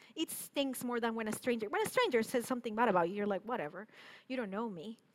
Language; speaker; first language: English; non-native, fluent; Spanish